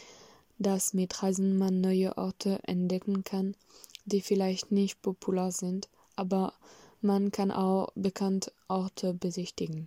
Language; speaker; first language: German; non-native, learner; French